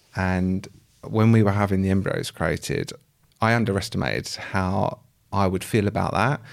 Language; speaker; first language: English; native; English